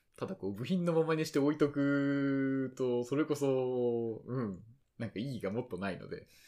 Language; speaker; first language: Japanese; native; Japanese